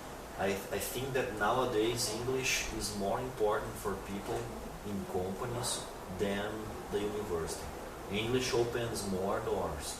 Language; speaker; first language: English; non-native, fluent; Portuguese